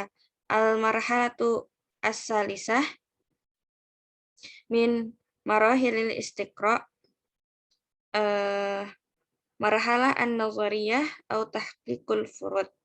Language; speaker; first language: Arabic; non-native, learner; Indonesian